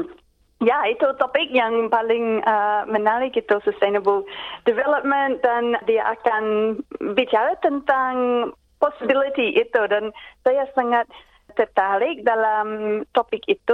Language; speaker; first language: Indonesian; non-native, fluent; English